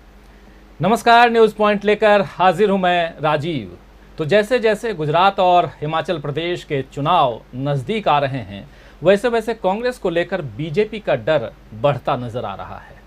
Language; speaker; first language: Hindi; native; Hindi